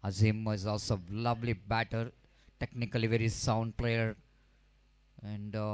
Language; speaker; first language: English; non-native, local second language; Kannada